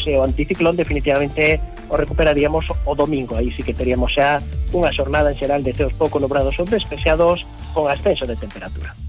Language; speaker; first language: Galician; native; Galician